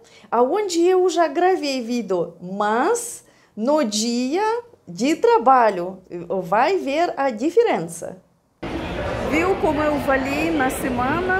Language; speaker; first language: Portuguese; non-native, fluent; Russian